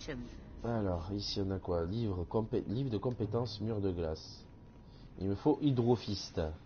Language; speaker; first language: French; native; French